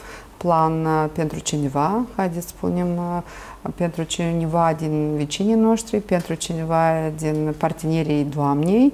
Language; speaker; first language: Romanian; non-native, local second language; Russian